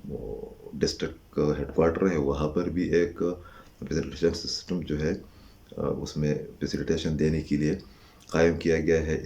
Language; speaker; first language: Urdu; native; Urdu